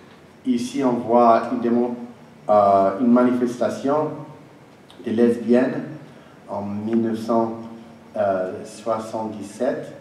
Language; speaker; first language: French; non-native, fluent; English